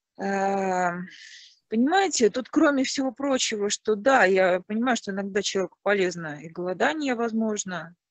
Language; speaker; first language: Russian; native; Russian